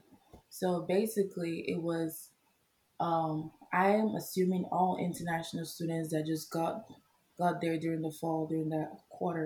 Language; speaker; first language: English; non-native, local second language; Igbo